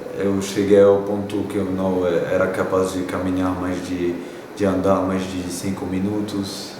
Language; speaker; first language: Portuguese; non-native, fluent; Arabic